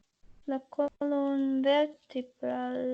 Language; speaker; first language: French; non-native, learner; English